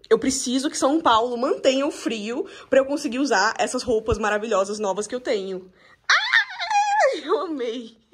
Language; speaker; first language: Portuguese; native; Portuguese